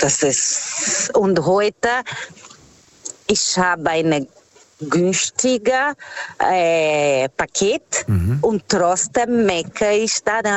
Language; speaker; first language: German; non-native, fluent; Portuguese